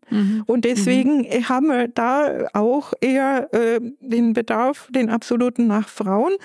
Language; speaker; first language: German; non-native, fluent; Turkish